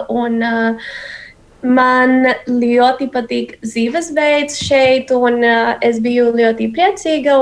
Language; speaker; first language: Latvian; non-native, learner; Spanish